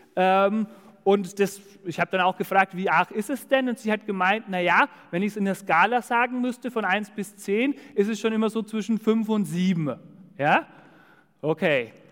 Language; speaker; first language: German; native; German